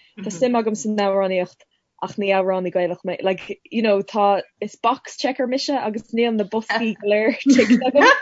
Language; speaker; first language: Irish; non-native, local second language; English